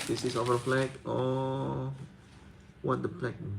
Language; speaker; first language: English; non-native, learner; Indonesian